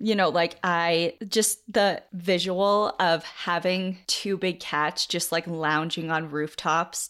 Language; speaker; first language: English; native; English